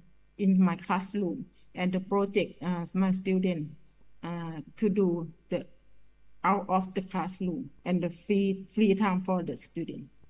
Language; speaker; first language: English; non-native, learner; Thai